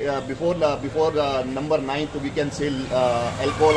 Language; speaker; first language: English; non-native, local second language; Hindi